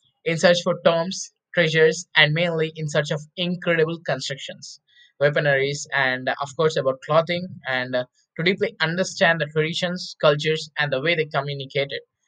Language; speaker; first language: English; non-native, local second language; Telugu